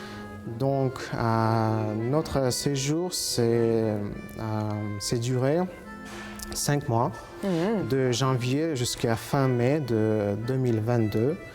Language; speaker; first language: French; non-native, fluent; Uzbek